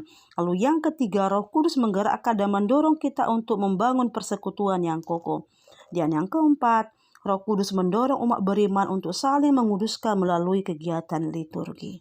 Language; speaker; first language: Indonesian; native; Indonesian